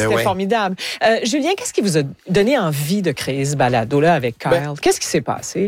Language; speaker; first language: French; native; French